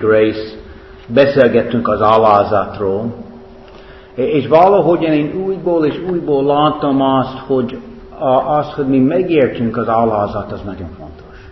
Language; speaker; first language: Hungarian; non-native, fluent; English